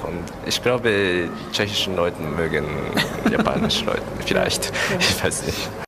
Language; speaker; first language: German; non-native, learner; Japanese